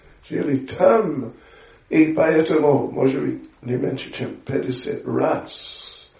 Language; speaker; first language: Russian; non-native, learner; English